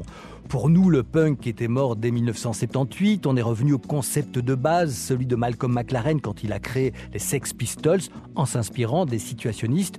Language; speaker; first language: French; native; French